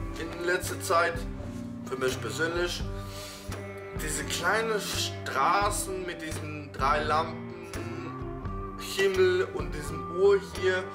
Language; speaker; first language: German; non-native, fluent; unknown